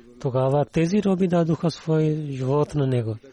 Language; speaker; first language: Bulgarian; non-native, learner; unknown